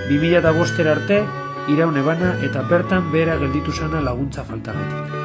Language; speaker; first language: Basque; native; Basque